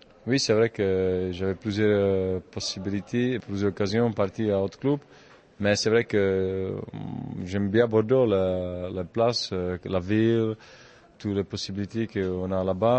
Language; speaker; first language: French; non-native, fluent; Czech